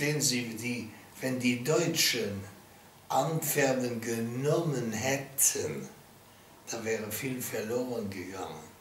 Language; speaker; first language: German; non-native, learner; English